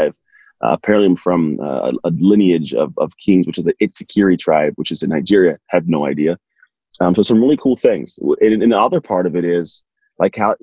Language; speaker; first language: English; native; English